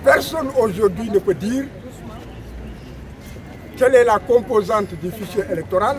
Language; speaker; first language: French; non-native, local second language; Wolof